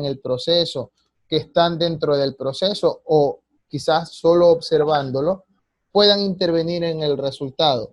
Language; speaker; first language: Spanish; native; Spanish